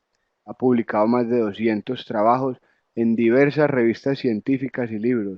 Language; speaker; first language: Spanish; native; Spanish